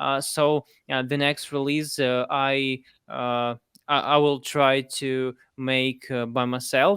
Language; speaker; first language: English; non-native, fluent; Russian